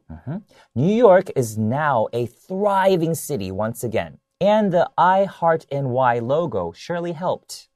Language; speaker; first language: English; early bilingual, other home language; Chinese